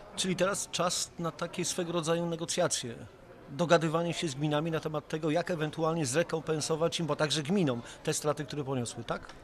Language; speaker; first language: Polish; native; Polish